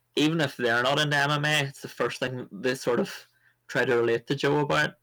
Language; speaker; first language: English; native; English